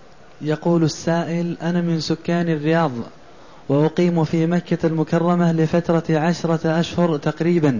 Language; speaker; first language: Arabic; native; Arabic